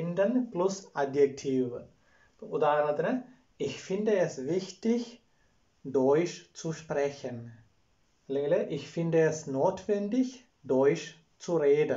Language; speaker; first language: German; non-native, fluent; Malayalam